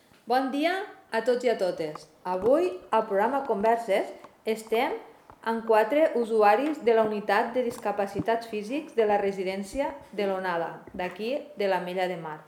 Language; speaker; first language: Catalan; native; Catalan